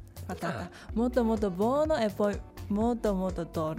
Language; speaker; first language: Italian; non-native, learner; Japanese